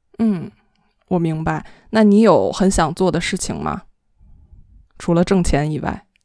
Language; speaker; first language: Chinese; native; Chinese